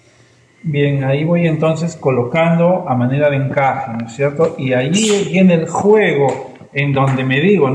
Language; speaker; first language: Spanish; native; Spanish